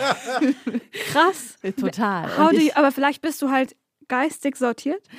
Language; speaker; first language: German; native; German